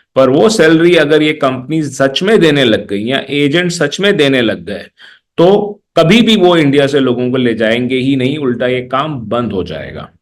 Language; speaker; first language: Hindi; native; Hindi